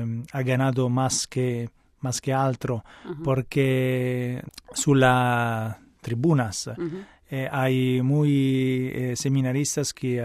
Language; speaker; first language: Spanish; non-native, learner; Italian